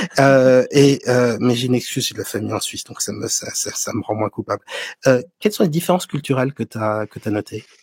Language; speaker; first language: French; native; French